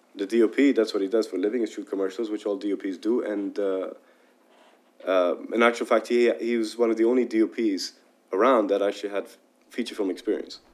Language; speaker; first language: English; non-native, fluent; Arabic